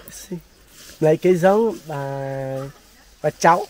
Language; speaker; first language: Vietnamese; non-native, learner; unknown